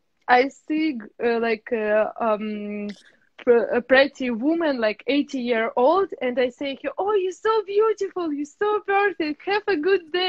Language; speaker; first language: English; non-native, learner; Russian